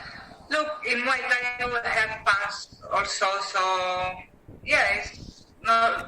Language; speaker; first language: English; non-native, learner; Greek